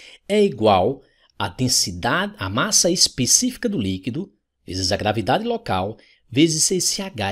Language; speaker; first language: Portuguese; native; Portuguese